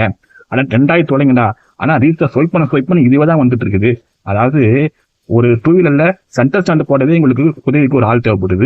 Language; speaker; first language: Tamil; native; Tamil